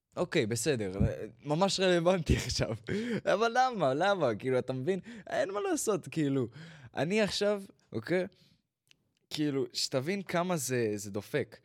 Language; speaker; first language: Hebrew; native; Hebrew